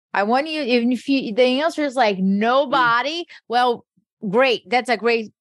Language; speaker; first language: English; early bilingual, other home language; Portuguese